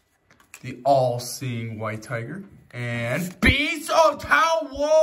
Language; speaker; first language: English; native; English